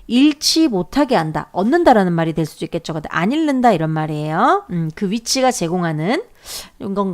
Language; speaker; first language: Korean; native; Korean